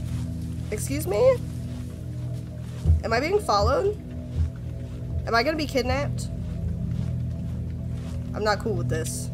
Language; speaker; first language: English; native; English